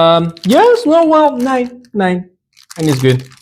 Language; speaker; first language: English; non-native, learner; Spanish